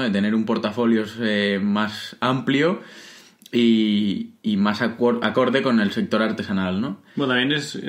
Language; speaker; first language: Spanish; native; Spanish